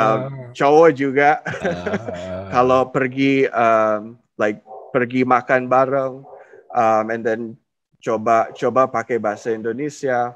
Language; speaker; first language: Indonesian; non-native, fluent; English